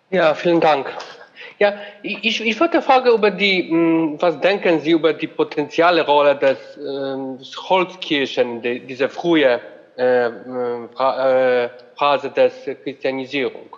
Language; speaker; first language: German; non-native, learner; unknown